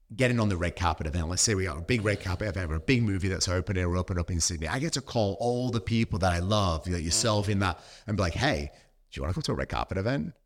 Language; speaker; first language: English; native; English